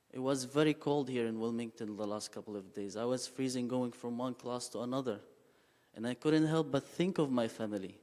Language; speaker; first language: English; non-native, fluent; Arabic